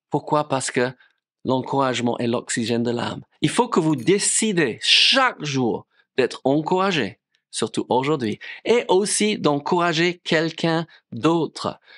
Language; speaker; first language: French; non-native, fluent; English